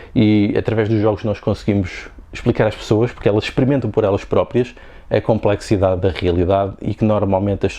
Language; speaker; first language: Portuguese; native; Portuguese